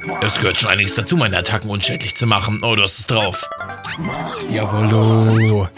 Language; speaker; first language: German; native; German